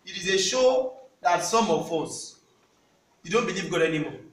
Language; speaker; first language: English; non-native, local second language; Yoruba